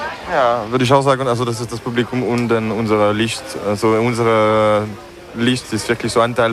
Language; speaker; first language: German; non-native, fluent; French